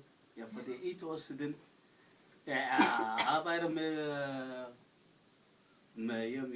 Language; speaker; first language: Danish; non-native, learner; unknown